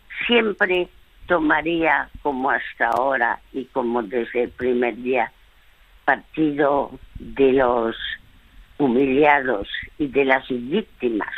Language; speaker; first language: Spanish; non-native, fluent; French